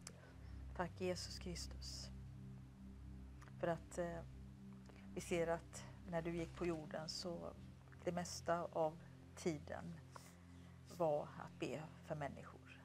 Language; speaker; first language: Swedish; native; Swedish